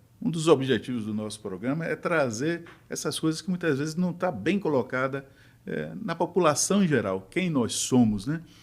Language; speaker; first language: Portuguese; native; Portuguese